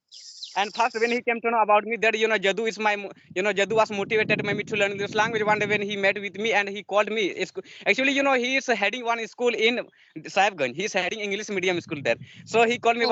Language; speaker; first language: English; non-native, learner; Santali